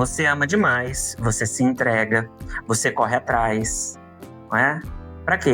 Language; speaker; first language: Portuguese; native; Portuguese